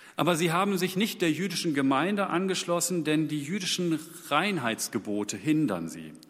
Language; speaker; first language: German; native; German